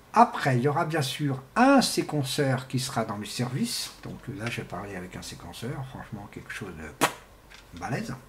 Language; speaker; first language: French; non-native, fluent; Portuguese